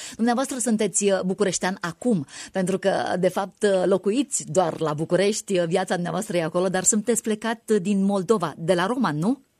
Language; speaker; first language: Romanian; native; Romanian